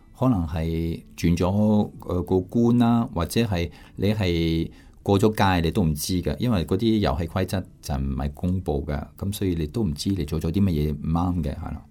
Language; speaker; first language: Chinese; non-native, fluent; French